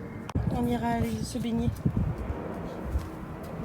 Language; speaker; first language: French; native; French